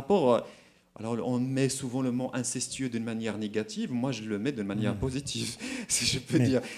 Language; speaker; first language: French; non-native, local second language; Arabic